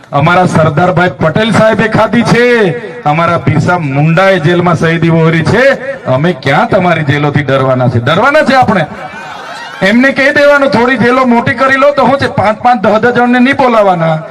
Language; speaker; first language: Gujarati; non-native, local second language; Vasavi